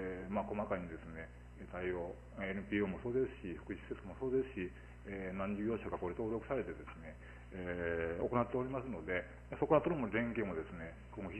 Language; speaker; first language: Japanese; native; Japanese